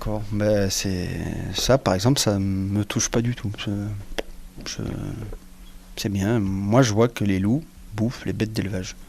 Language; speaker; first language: French; native; French